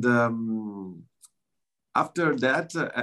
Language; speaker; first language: English; non-native, learner; Italian